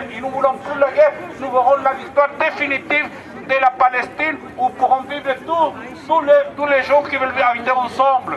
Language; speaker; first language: French; non-native, fluent; Spanish